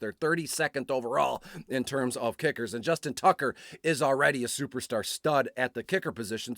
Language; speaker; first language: English; native; English